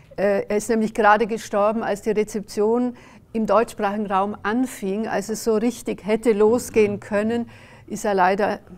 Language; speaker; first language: German; early bilingual, other home language; Hungarian